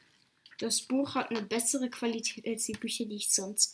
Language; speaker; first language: German; native; German